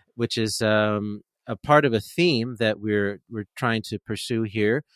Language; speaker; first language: English; native; English